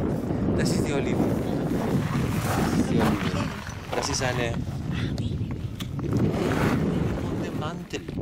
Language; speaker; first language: German; non-native, learner; Spanish